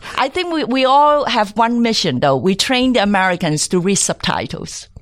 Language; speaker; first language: English; non-native, local second language; Cantonese